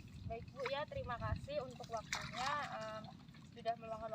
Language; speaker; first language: Indonesian; native; Indonesian